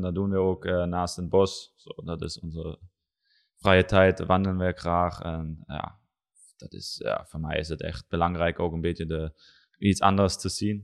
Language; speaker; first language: Dutch; non-native, learner; German